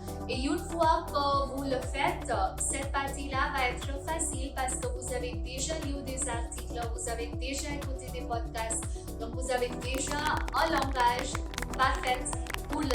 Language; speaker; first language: French; non-native, fluent; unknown